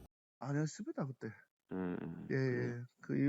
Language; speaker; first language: Korean; native; Korean